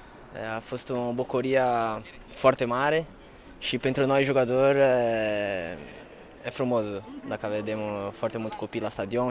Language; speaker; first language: Romanian; non-native, learner; Portuguese